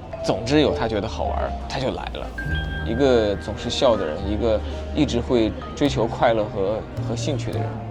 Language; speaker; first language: Chinese; native; Chinese